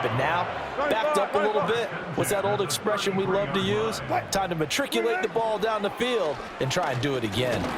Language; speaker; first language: English; native; English